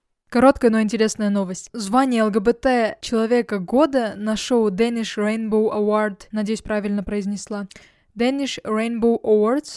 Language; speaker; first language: Russian; native; Russian